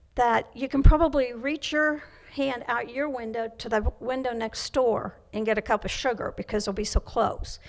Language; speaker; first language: English; native; English